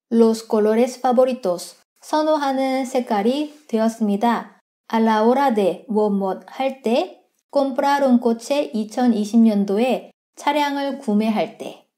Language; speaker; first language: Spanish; non-native, fluent; Korean